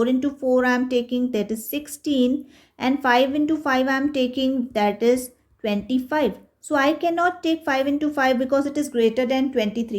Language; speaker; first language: English; non-native, local second language; Hindi